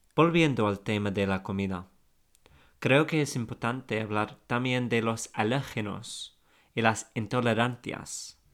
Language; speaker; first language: Spanish; non-native, fluent; English